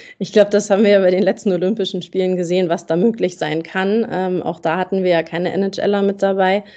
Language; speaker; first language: German; native; German